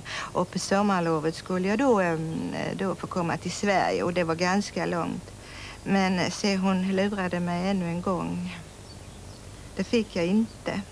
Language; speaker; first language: Swedish; early bilingual, other home language; Finnish